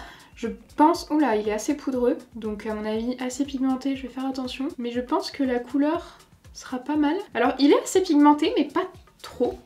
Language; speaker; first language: French; native; French